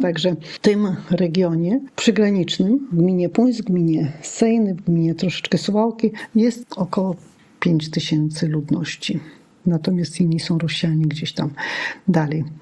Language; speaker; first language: Polish; non-native, local second language; Lithuanian